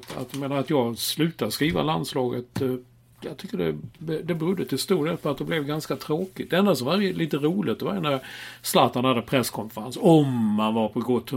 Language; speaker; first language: Swedish; native; Swedish